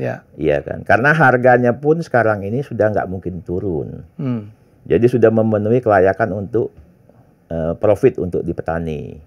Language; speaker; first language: Indonesian; native; Indonesian